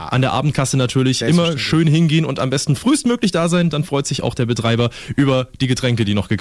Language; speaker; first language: German; native; German